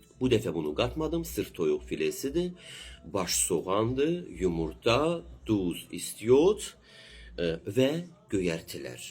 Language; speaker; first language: Azerbaijani; native; Azerbaijani